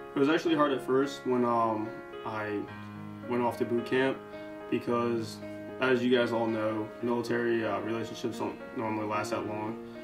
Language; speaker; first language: English; native; English